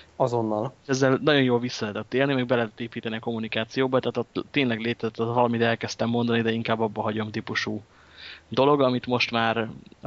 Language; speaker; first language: Hungarian; native; Hungarian